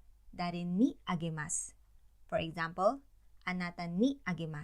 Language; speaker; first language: Japanese; non-native, learner; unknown